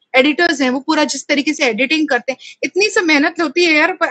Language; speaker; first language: Hindi; native; Hindi